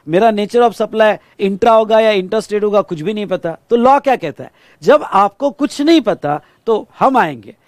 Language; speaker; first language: Hindi; non-native, local second language; Marathi